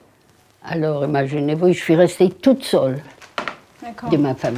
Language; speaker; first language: French; non-native, fluent; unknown